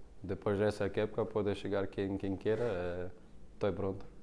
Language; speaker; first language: Portuguese; non-native, learner; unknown